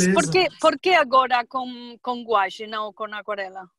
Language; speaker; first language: Portuguese; non-native, learner; Spanish